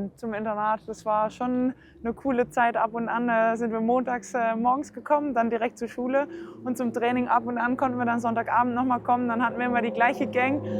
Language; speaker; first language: German; early bilingual, heritage; German